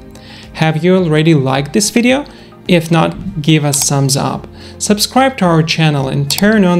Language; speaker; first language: English; non-native, fluent; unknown